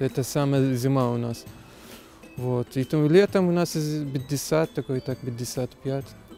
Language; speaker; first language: Russian; non-native, learner; Arabic